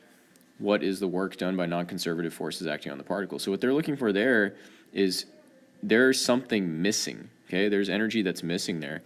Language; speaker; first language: English; native; English